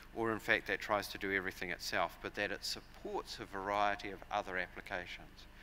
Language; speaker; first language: English; native; English